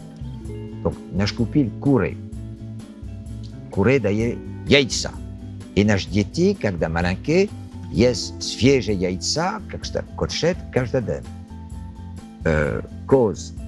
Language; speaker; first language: Russian; non-native, learner; French